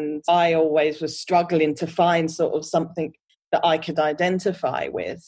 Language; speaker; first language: English; native; English